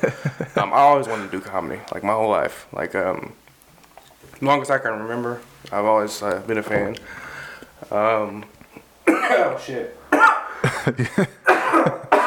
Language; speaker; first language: English; native; English